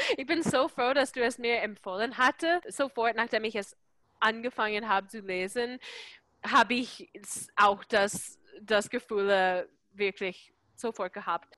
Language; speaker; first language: German; non-native, fluent; English